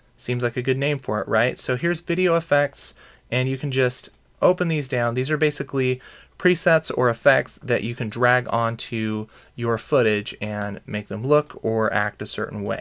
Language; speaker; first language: English; native; English